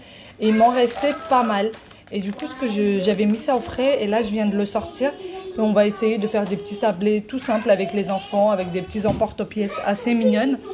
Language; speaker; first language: French; native; French